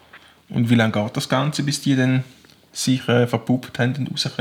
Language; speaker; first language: German; native; German